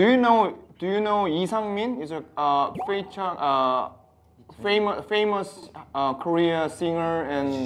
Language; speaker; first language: English; non-native, fluent; Korean